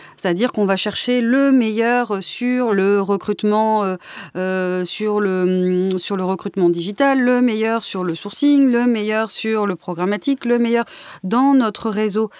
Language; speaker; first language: French; native; French